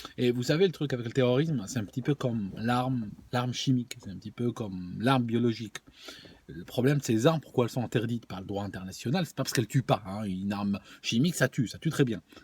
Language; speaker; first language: French; non-native, local second language; Arabic